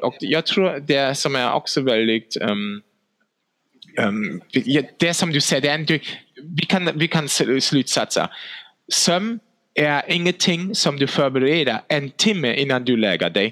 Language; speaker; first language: Swedish; non-native, fluent; German